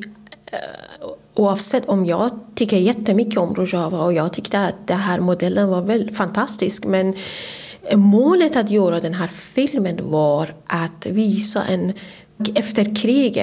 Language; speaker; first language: Swedish; non-native, fluent; Persian